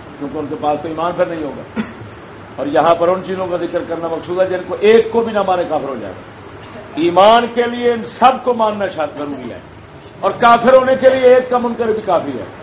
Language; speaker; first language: Urdu; non-native, local second language; Punjabi